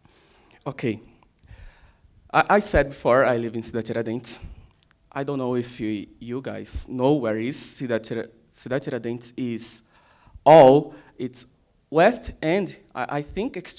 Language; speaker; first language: English; non-native, learner; Portuguese